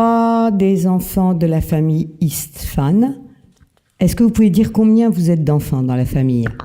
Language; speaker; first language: French; native; French